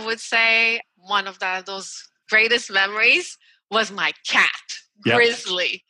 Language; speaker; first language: English; non-native, fluent; French